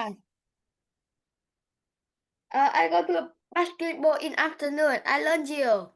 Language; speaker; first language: English; non-native, learner; Vietnamese